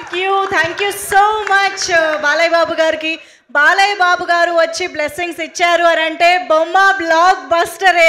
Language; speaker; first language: Telugu; native; Telugu